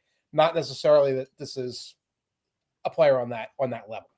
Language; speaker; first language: English; native; English